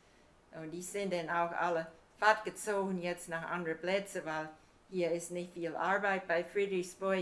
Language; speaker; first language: German; early bilingual, heritage; German